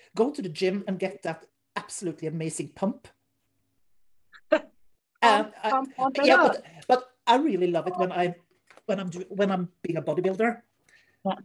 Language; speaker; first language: English; non-native, fluent; Norwegian